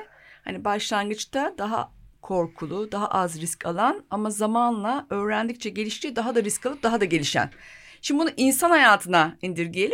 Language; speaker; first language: Turkish; native; Turkish